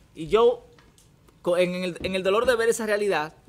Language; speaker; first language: Spanish; native; Spanish